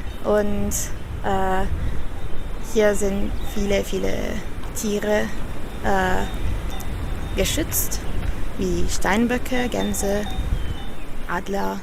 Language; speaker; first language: German; non-native, fluent; Italian